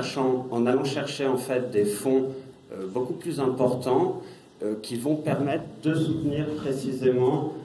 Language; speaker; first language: French; native; French